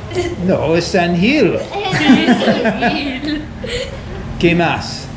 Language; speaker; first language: Spanish; non-native, learner; English